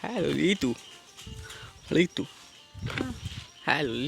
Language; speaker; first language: Hindi; native; Hindi